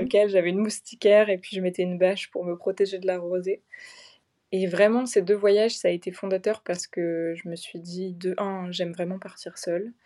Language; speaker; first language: French; native; French